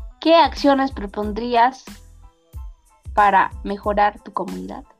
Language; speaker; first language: Spanish; native; Spanish